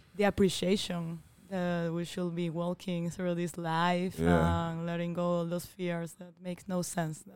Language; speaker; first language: English; non-native, fluent; Spanish